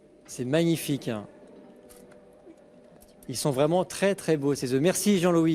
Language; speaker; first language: French; native; French